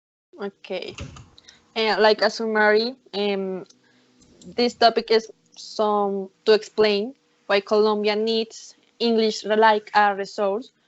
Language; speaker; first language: English; non-native, learner; Spanish